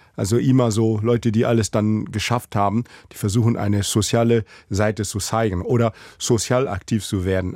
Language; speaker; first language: German; non-native, fluent; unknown